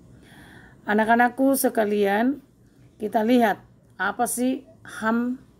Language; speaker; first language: Indonesian; native; Indonesian